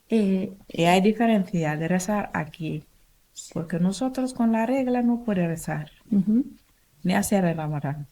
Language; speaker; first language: Spanish; non-native, learner; Wolof